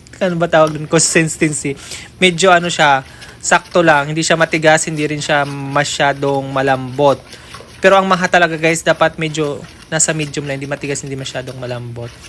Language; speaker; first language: Filipino; non-native, local second language; Waray